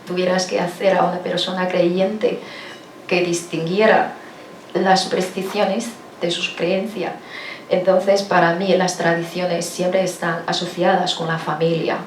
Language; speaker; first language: Spanish; non-native, fluent; Chinese